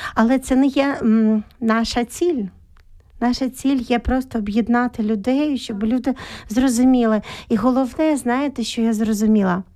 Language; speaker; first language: Ukrainian; native; Ukrainian